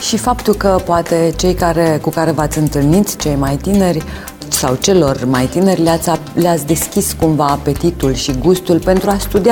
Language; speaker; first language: Romanian; native; Romanian